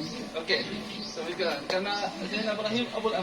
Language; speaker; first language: Indonesian; non-native, learner; Arabic